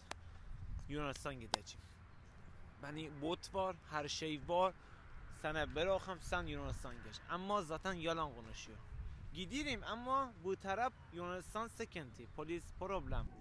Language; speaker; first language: Turkish; non-native, learner; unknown